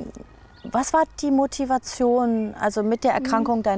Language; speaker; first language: German; native; German